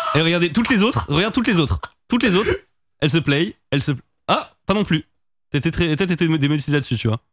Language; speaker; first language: French; native; French